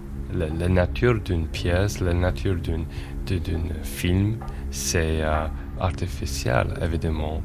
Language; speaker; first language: French; non-native, fluent; English